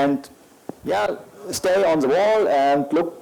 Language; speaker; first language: English; non-native, learner; German